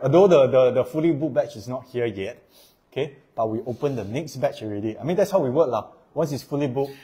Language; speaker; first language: English; non-native, local second language; Chinese